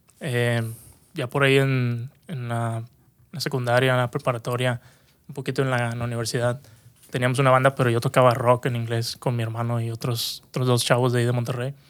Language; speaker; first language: Spanish; native; Spanish